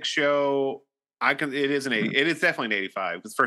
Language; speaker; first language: English; native; English